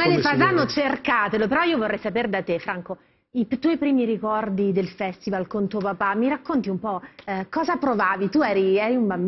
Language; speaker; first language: Italian; native; Italian